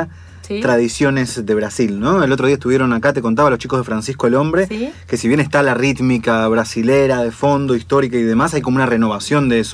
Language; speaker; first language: Spanish; native; Spanish